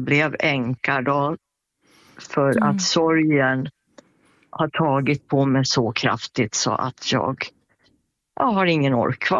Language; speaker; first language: Swedish; native; Swedish